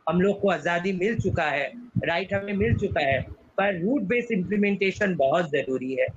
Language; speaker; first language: Hindi; non-native, local second language; Bangla